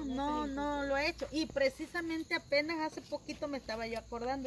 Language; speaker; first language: Spanish; native; Spanish